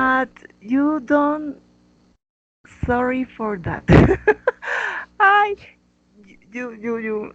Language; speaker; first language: English; non-native, learner; Spanish